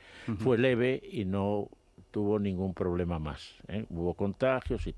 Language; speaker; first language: Spanish; native; Spanish